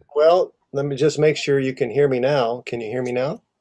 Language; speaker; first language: English; native; English